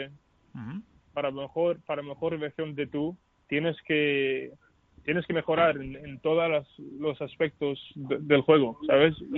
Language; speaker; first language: Spanish; non-native, learner; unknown